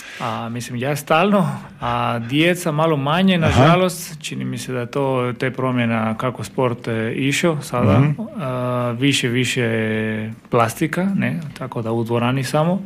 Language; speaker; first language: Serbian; non-native, learner; Spanish